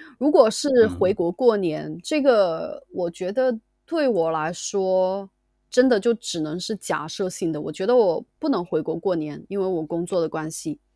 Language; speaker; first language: Chinese; native; Chinese